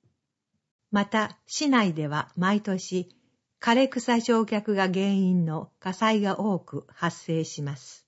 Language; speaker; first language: Japanese; native; Japanese